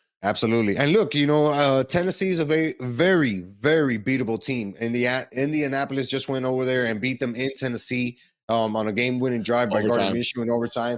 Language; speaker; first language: English; native; English